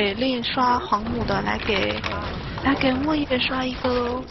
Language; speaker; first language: Chinese; native; Chinese